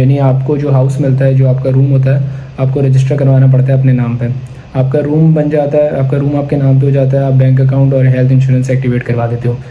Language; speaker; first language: Urdu; native; Urdu